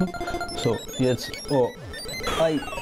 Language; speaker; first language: German; non-native, learner; Persian